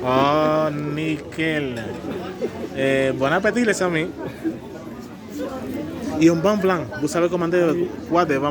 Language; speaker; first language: French; non-native, fluent; Spanish